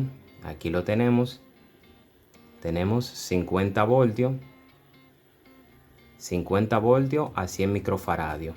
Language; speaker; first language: Spanish; native; Spanish